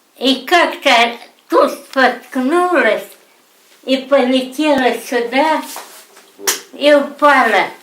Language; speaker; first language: Russian; native; Russian